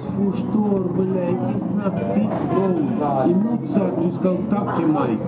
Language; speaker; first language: Norwegian; non-native, learner; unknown